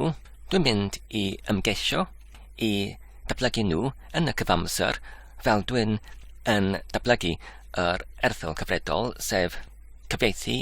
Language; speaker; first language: Welsh; non-native, learner; English